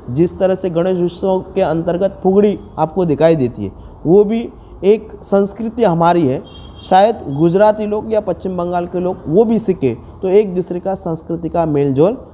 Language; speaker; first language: Hindi; non-native, local second language; Marathi